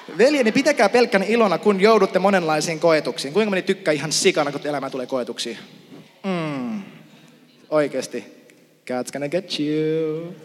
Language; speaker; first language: Finnish; native; Finnish